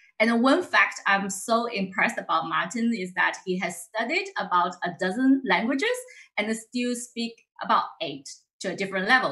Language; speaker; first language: English; non-native, fluent; Chinese